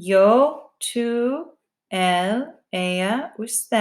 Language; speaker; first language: Spanish; non-native, fluent; English